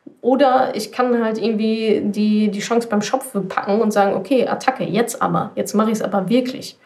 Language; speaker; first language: German; native; German